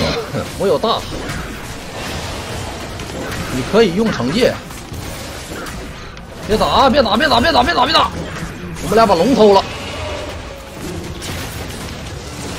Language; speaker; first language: Chinese; native; Chinese